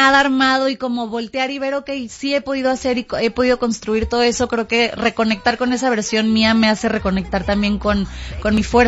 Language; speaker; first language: Spanish; native; Spanish